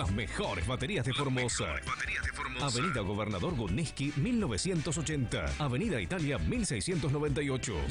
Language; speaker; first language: Spanish; native; Spanish